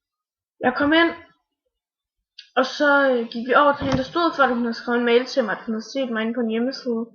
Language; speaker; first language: Danish; native; Danish